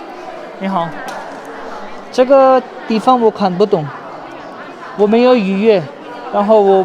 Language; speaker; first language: Chinese; non-native, learner; Urdu